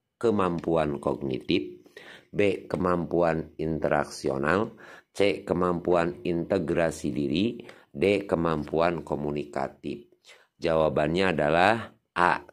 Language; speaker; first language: Indonesian; non-native, local second language; Sundanese